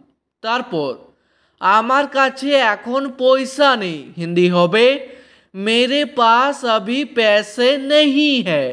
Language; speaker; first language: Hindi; non-native, fluent; Bangla